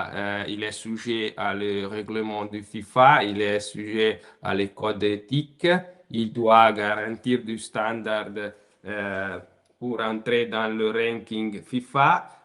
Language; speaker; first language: French; non-native, learner; Italian